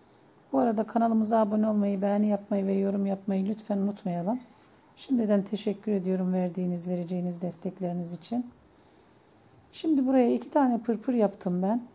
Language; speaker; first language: Turkish; native; Turkish